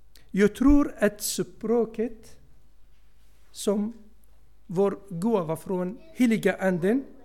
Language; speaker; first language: Swedish; non-native, fluent; Arabic